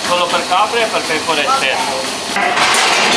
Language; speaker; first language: Italian; non-native, learner; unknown